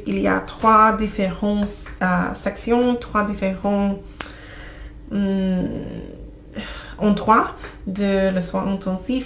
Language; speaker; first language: French; non-native, learner; English